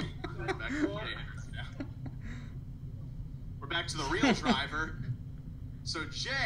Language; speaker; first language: English; native; English